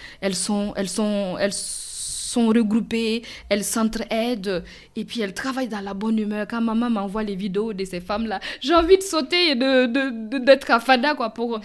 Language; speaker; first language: French; non-native, local second language; Mossi